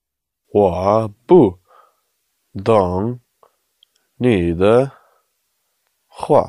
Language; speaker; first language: Chinese; non-native, learner; English